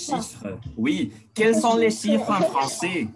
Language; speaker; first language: French; non-native, fluent; Spanish